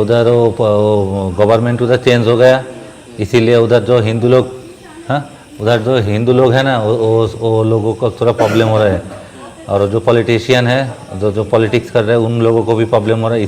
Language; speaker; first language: Hindi; non-native, learner; Bangla